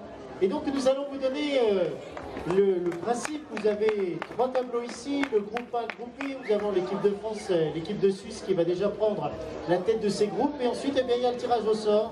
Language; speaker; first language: French; native; French